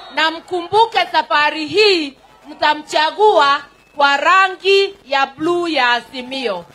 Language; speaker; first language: Swahili; non-native, local second language; Kikuyu